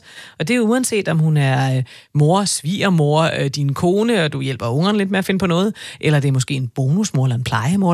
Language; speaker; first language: Danish; native; Danish